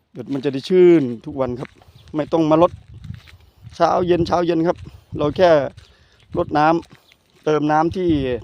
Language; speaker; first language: Thai; native; Thai